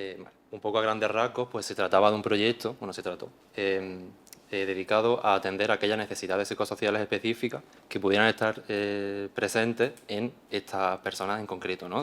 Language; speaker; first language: Spanish; native; Spanish